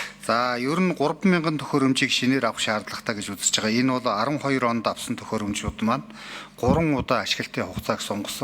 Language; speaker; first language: Mongolian; native; Mongolian